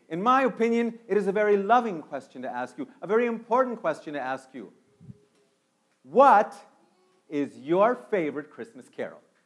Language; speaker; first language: English; early bilingual, other home language; Spanish